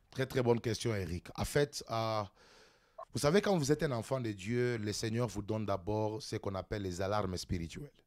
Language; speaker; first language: French; non-native, local second language; Lingala